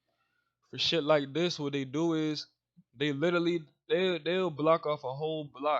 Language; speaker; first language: English; native; English